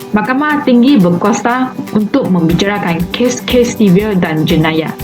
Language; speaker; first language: Malay; non-native, local second language; Chinese